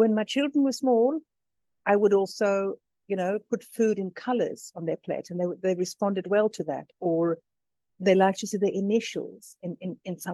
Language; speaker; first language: English; native; English